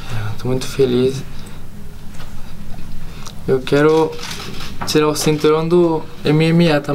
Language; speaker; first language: Portuguese; early bilingual, heritage; Portuguese